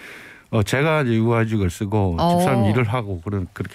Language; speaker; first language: Korean; native; Korean